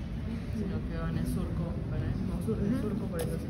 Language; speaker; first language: Spanish; native; Spanish